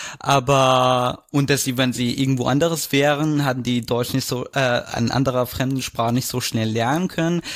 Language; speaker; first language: German; non-native, fluent; Arabic